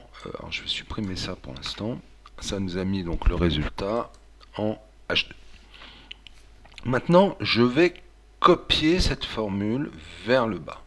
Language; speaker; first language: French; native; French